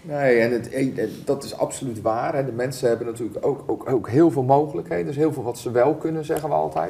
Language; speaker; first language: Dutch; native; Dutch